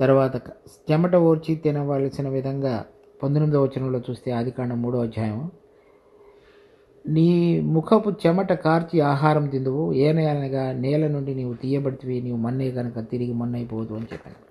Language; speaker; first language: Telugu; native; Telugu